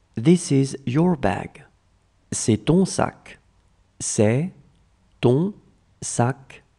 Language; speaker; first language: French; native; French